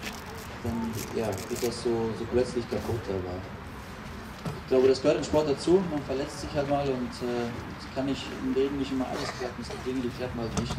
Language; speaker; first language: German; native; German